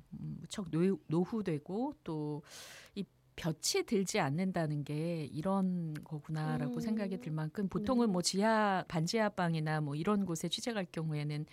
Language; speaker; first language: Korean; native; Korean